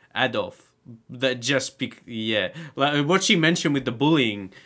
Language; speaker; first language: English; native; English